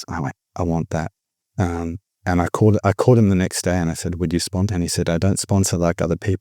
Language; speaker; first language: English; native; English